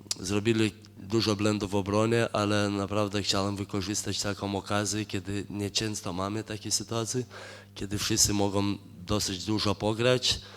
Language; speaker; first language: Polish; non-native, fluent; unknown